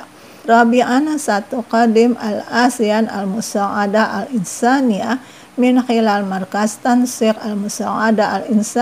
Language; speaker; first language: Arabic; non-native, fluent; Indonesian